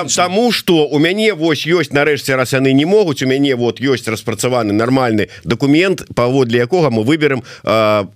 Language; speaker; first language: Belarusian; non-native, local second language; Russian